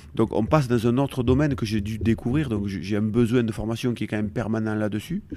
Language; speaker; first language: French; native; French